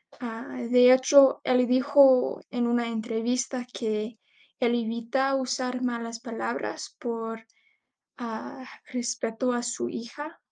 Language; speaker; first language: Spanish; non-native, learner; English